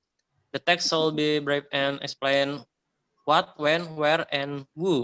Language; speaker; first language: English; non-native, learner; Indonesian